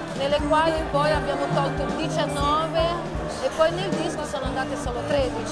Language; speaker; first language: Italian; non-native, fluent; Portuguese